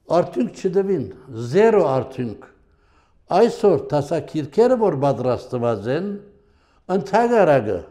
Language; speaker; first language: Armenian; early bilingual, heritage; Armenian